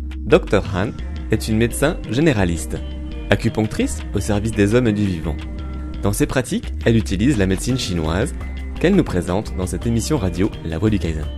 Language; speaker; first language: French; native; French